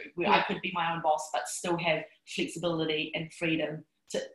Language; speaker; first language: English; native; English